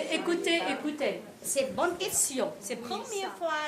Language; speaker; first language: French; non-native, learner; Vietnamese